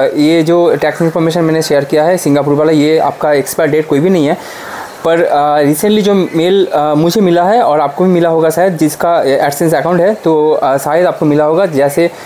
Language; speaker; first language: Hindi; non-native, local second language; Bangla